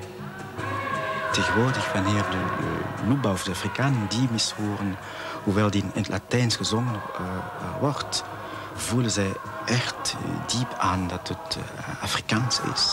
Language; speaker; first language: Dutch; non-native, fluent; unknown